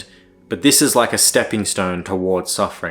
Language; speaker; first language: English; native; English